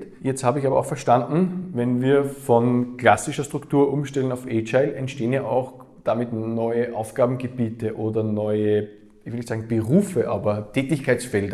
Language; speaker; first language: German; native; German